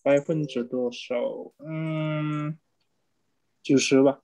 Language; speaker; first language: Chinese; non-native, fluent; Indonesian